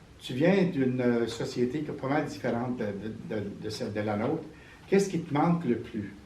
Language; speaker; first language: French; native; French